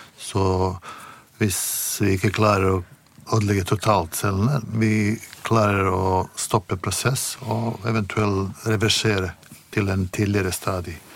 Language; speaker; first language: Norwegian; non-native, fluent; Bosnian